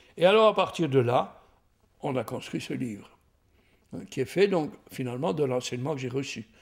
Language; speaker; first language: French; native; French